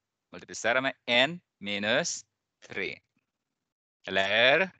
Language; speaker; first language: Swedish; non-native, fluent; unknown